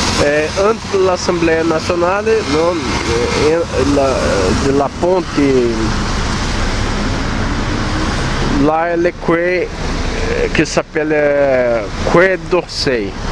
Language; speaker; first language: French; non-native, learner; Portuguese